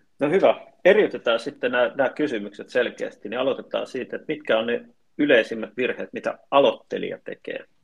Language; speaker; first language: Finnish; native; Finnish